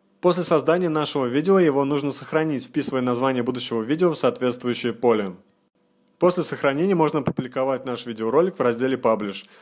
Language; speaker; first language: Russian; native; Russian